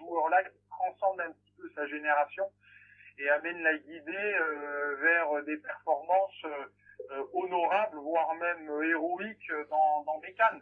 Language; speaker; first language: French; native; French